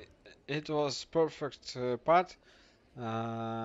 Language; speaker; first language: English; non-native, learner; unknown